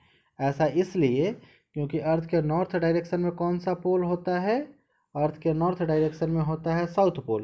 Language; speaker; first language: Hindi; native; Hindi